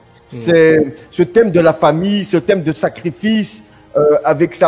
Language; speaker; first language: French; native; French